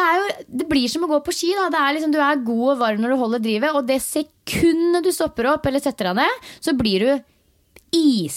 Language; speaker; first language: Norwegian; native; Norwegian